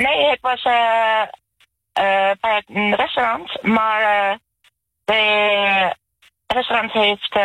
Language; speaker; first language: Dutch; non-native, fluent; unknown